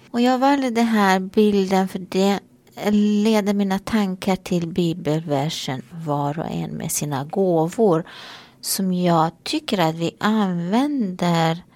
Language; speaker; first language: Swedish; non-native, fluent; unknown